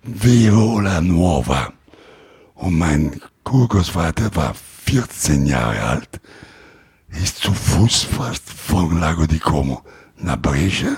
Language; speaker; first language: German; non-native, learner; Italian